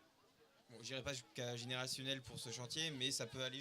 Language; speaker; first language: French; native; French